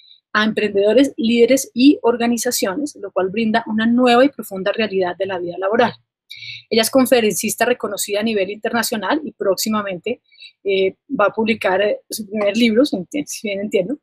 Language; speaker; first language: Spanish; native; Spanish